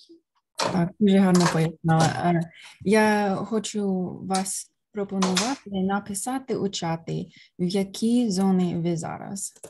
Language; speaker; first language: Ukrainian; early bilingual, heritage; Ukrainian